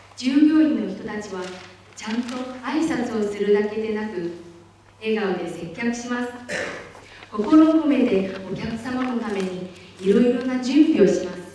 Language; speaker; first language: Japanese; non-native, fluent; Chinese